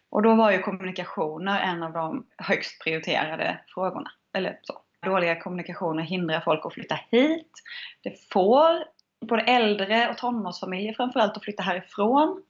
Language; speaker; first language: Swedish; native; Swedish